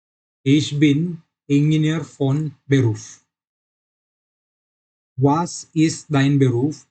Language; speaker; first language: German; non-native, learner; Marathi